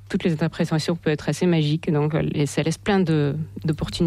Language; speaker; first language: French; non-native, fluent; Russian